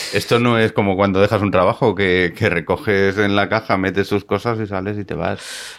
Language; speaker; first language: Spanish; native; Spanish